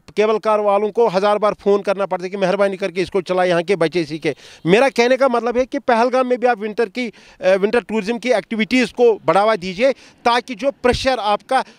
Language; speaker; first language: Hindi; non-native, local second language; Kashmiri